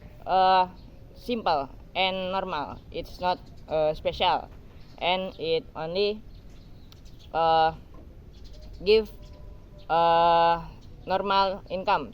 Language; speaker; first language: English; non-native, learner; Indonesian